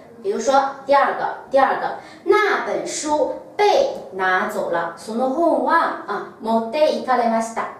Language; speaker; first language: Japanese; non-native, fluent; Chinese